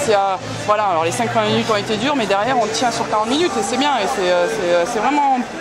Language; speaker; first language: French; native; French